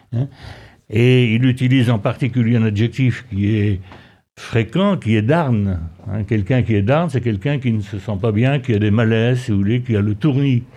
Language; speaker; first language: French; native; French